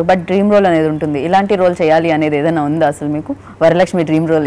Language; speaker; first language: Telugu; native; Telugu